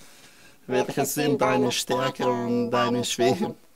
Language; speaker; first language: German; non-native, learner; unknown